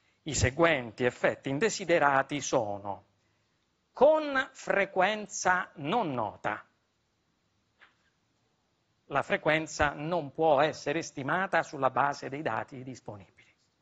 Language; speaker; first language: Italian; native; Italian